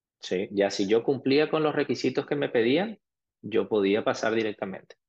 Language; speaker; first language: Spanish; early bilingual, other home language; Arabic